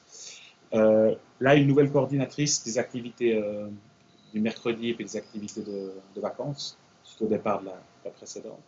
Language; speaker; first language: French; native; French